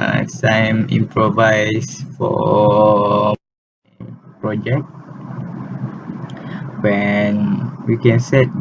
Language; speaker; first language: English; non-native, learner; Malay